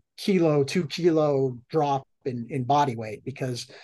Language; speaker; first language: English; native; English